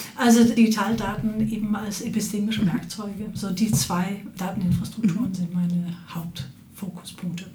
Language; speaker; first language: German; non-native, fluent; Danish